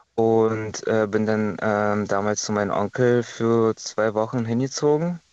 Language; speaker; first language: German; non-native, fluent; Estonian